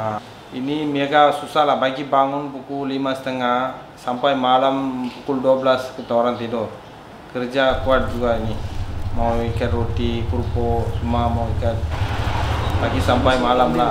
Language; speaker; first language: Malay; non-native, learner; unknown